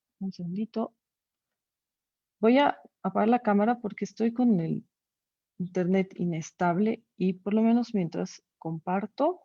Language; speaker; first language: Spanish; native; Spanish